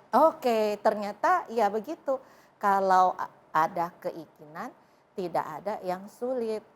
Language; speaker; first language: Indonesian; native; Indonesian